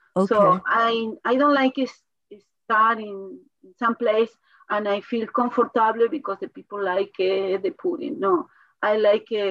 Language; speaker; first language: English; non-native, learner; Spanish